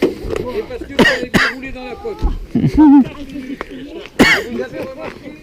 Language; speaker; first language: French; native; French